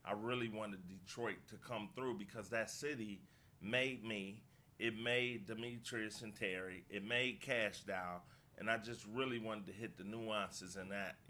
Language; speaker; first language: English; native; English